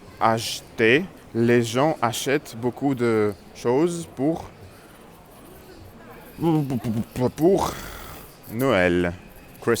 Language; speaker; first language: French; non-native, learner; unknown